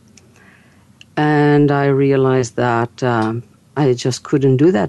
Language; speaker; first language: English; non-native, fluent; French